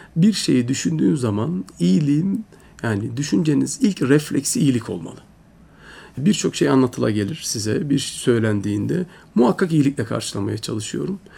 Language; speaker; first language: Turkish; early bilingual, heritage; Turkish